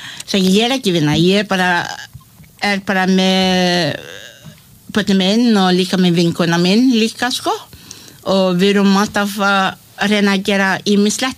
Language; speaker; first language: Icelandic; non-native, learner; Malay